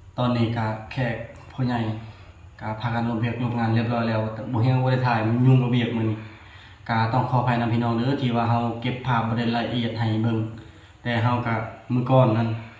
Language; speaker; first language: Lao; non-native, local second language; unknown